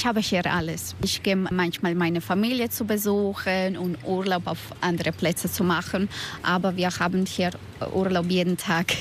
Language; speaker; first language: German; non-native, learner; Croatian